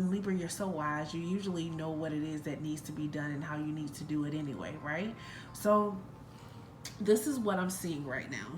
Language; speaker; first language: English; native; English